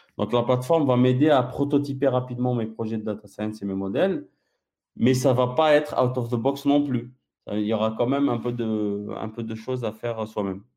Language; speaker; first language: French; non-native, local second language; Arabic